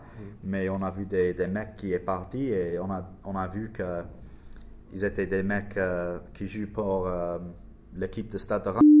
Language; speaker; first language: French; non-native, learner; English